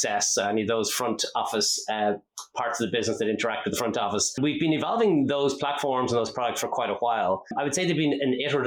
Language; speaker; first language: English; native; English